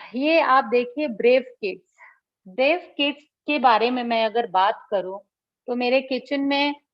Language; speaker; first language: Hindi; non-native, local second language; Bangla